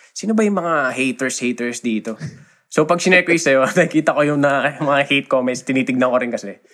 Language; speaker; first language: Filipino; native; Filipino